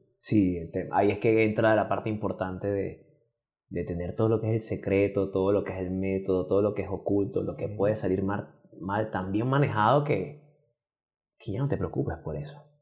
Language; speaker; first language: Spanish; native; Spanish